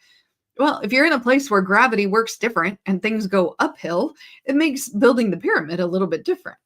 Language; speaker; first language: English; native; English